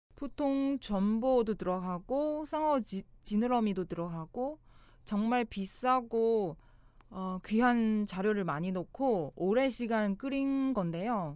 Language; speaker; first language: Korean; non-native, fluent; Chinese